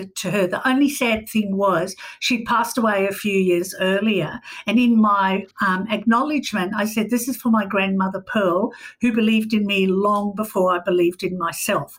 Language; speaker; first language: English; native; English